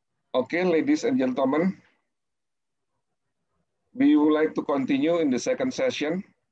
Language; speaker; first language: English; non-native, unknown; Indonesian